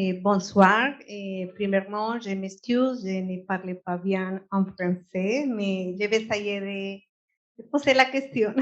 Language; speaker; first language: French; non-native, learner; Spanish